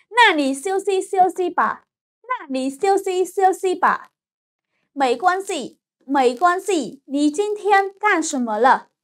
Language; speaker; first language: Chinese; non-native, fluent; Khmer